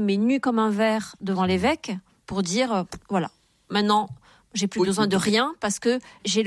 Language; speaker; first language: French; native; French